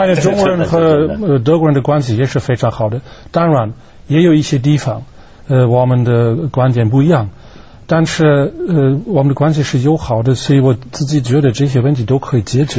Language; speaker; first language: Chinese; non-native, fluent; German